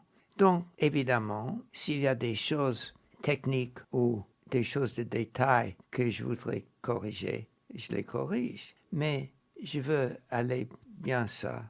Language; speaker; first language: French; non-native, fluent; English